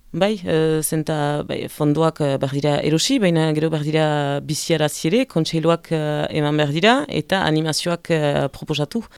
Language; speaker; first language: Basque; native; Basque